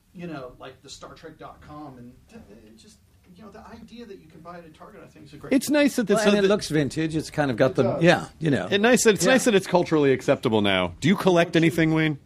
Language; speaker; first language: English; native; English